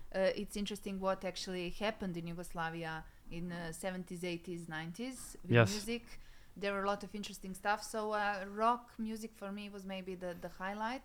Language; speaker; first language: English; non-native, fluent; Serbian